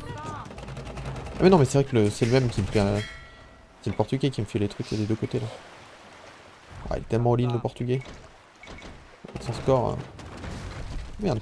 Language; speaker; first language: French; native; French